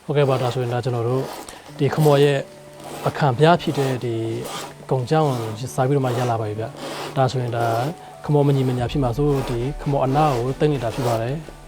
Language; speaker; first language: Burmese; native; Burmese